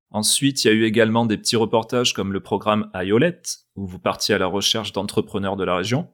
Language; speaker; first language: French; native; French